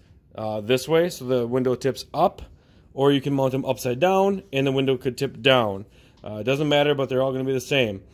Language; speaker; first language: English; native; English